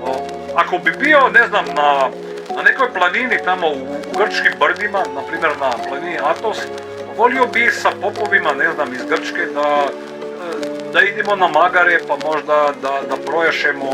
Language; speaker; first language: Croatian; native; Croatian